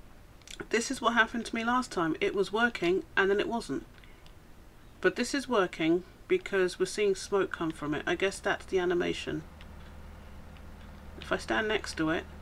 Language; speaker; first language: English; native; English